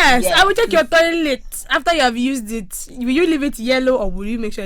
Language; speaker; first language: English; non-native, local second language; Yoruba